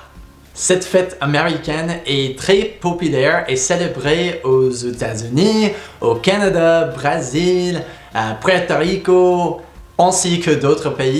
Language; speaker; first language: French; non-native, fluent; English